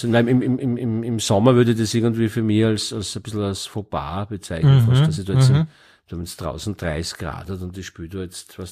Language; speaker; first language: German; native; German